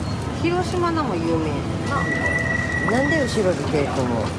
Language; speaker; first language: Japanese; native; Japanese